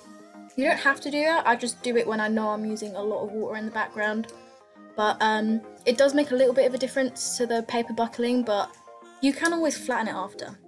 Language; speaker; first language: English; native; English